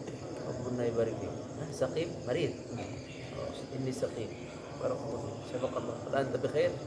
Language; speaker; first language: Arabic; non-native, fluent; Indonesian